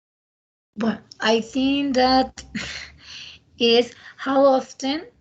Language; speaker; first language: English; non-native, learner; Spanish